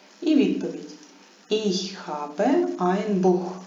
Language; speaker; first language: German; non-native, fluent; Ukrainian